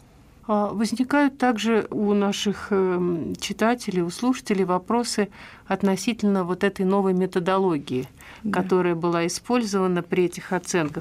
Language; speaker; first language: Russian; native; Russian